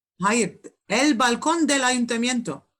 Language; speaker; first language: Spanish; non-native, fluent; Turkish